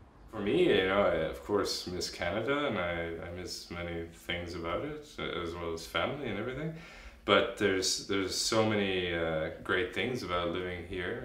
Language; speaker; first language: English; native; English